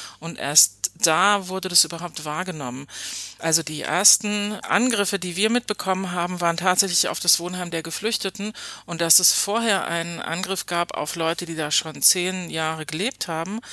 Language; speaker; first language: German; native; German